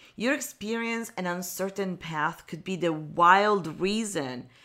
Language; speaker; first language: English; non-native, fluent; Italian